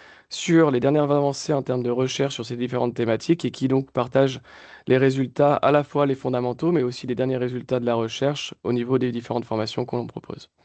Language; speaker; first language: French; native; French